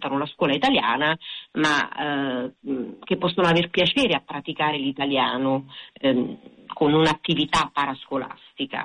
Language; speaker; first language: Italian; native; Italian